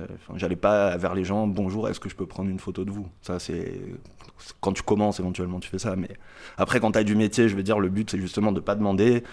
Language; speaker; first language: French; native; French